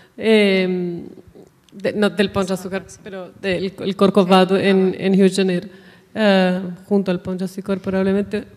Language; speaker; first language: Spanish; native; Spanish